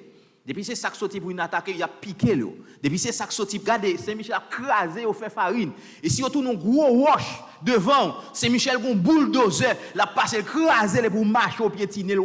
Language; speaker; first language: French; non-native, local second language; Haitian Creole